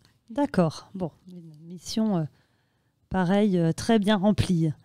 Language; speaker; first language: French; native; French